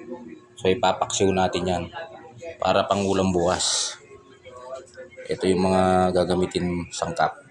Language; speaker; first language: Filipino; non-native, local second language; Pampanga